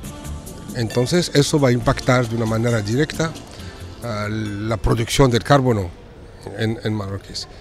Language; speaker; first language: Spanish; non-native, fluent; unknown